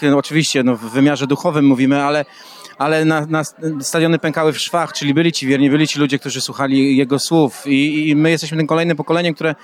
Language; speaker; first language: Polish; native; Polish